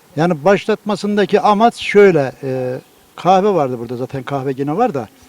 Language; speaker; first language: Turkish; native; Turkish